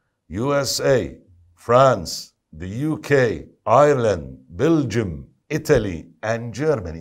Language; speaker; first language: English; non-native, fluent; Arabic